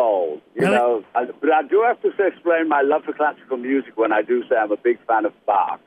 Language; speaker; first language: English; native; English